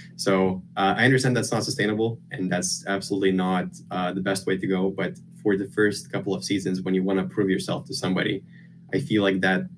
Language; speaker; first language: English; non-native, fluent; Lithuanian